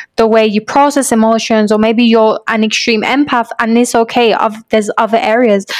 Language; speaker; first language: English; native; English